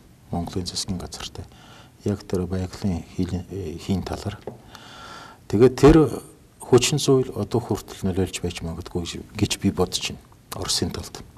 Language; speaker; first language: Mongolian; non-native, fluent; Russian